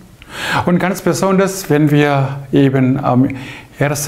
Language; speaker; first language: German; non-native, fluent; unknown